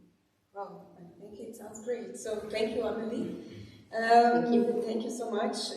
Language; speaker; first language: English; non-native, fluent; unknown